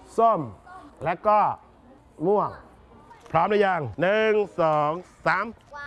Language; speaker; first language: Thai; native; Thai